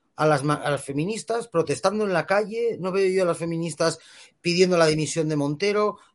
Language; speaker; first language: Spanish; native; Spanish